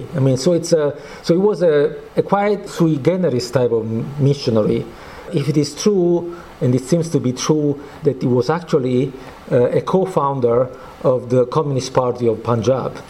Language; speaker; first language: English; non-native, fluent; Italian